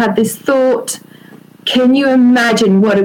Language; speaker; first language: English; native; English